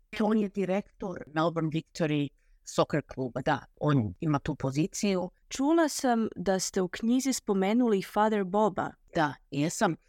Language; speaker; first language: Croatian; early bilingual, heritage; Croatian